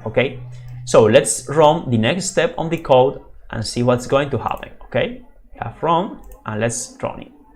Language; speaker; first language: English; non-native, fluent; Spanish